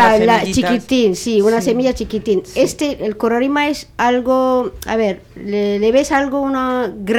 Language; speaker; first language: Spanish; non-native, learner; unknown